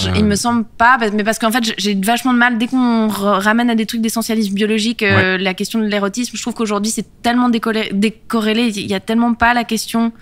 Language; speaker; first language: French; native; French